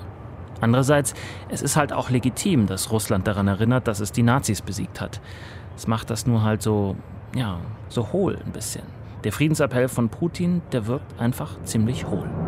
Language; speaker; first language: German; native; German